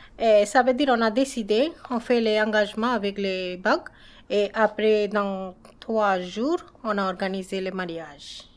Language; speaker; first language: French; non-native, learner; Bangla